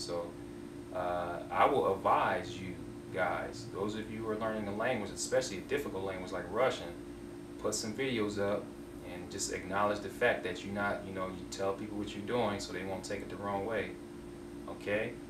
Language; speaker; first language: English; native; English